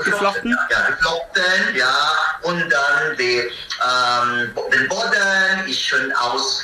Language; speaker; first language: German; non-native, learner; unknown